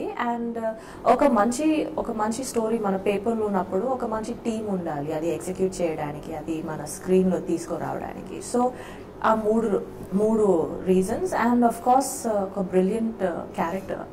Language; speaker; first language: Telugu; non-native, fluent; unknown